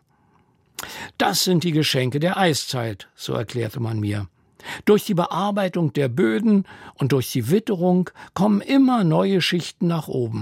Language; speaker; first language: German; native; German